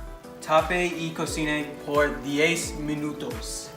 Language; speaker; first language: Spanish; non-native, learner; English